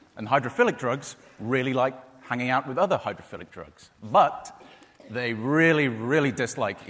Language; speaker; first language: English; native; English